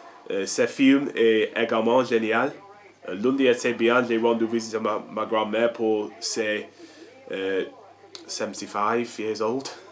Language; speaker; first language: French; non-native, learner; English